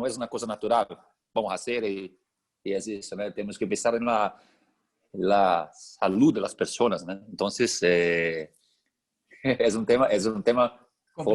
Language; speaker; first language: Spanish; non-native, fluent; Portuguese